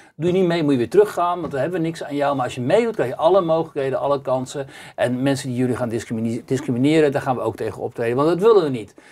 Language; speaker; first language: Dutch; native; Dutch